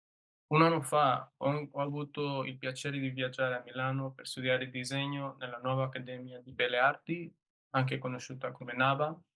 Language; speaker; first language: Italian; non-native, learner; English